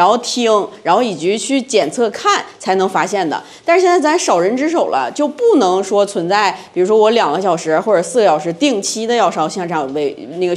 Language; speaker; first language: Chinese; native; Chinese